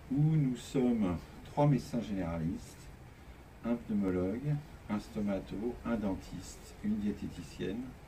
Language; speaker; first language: French; native; French